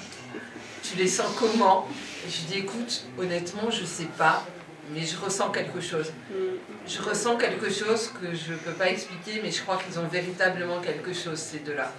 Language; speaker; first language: French; native; French